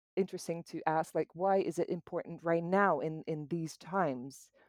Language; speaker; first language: English; non-native, fluent; Dutch